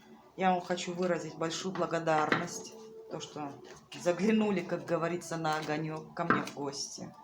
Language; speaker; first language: Russian; native; Russian